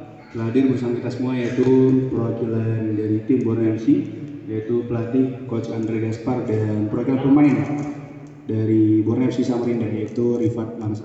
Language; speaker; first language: Indonesian; native; Indonesian